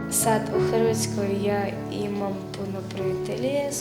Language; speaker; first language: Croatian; non-native, learner; Ukrainian